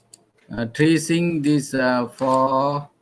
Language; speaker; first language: English; non-native, learner; Thai